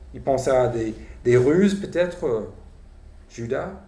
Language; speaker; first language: French; non-native, fluent; English